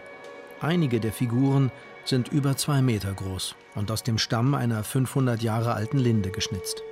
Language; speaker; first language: German; native; German